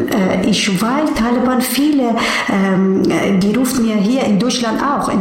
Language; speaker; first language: German; non-native, learner; Persian